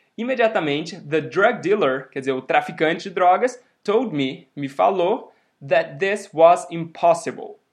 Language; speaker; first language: English; non-native, fluent; Portuguese